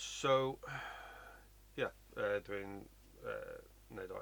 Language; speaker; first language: Welsh; non-native, learner; English